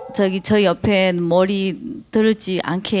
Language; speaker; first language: Korean; non-native, learner; Chinese